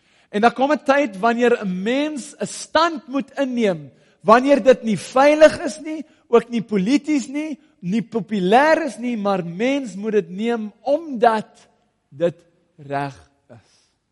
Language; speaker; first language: Afrikaans; native; Afrikaans